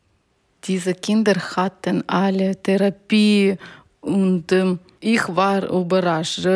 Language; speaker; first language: German; non-native, learner; Ukrainian